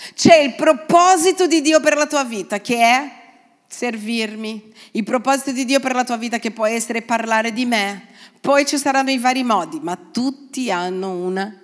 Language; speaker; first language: Italian; non-native, fluent; Portuguese